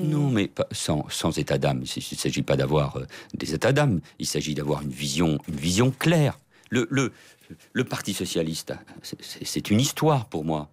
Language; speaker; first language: French; early bilingual, other home language; Catalan